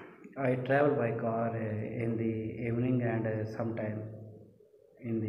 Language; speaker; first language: English; non-native, learner; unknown